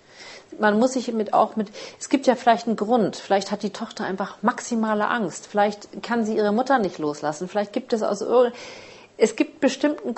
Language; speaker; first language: German; native; German